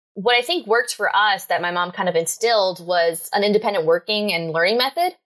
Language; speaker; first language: English; native; English